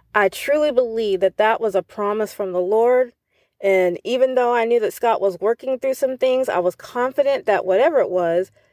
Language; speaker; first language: English; native; English